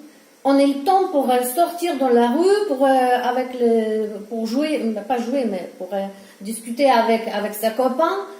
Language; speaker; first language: French; non-native, learner; Ukrainian